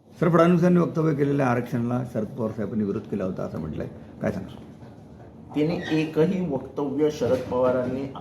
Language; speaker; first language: Hindi; native; Hindi